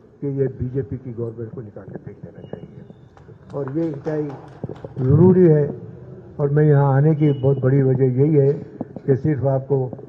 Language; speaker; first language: Urdu; native; Urdu